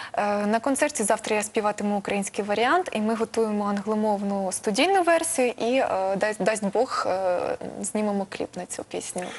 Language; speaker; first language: Ukrainian; non-native, local second language; Russian